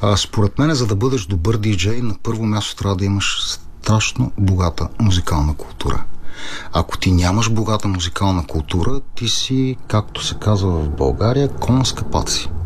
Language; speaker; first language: Bulgarian; non-native, fluent; Italian